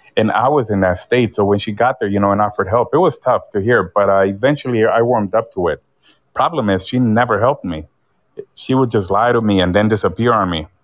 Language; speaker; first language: English; early bilingual, other home language; Spanish